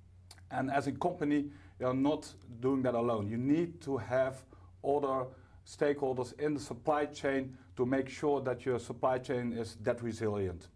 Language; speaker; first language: English; non-native, fluent; Dutch